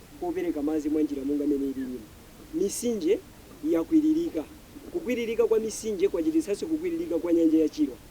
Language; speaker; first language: Nyanja; non-native, local second language; Yao